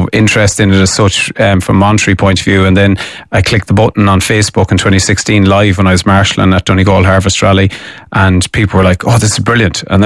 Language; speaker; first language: English; native; English